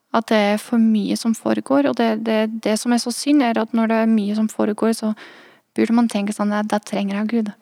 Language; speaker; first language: Norwegian; non-native, fluent; Dutch